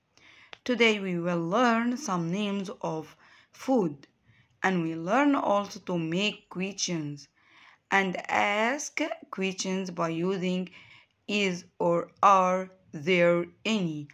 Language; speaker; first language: English; non-native, fluent; Arabic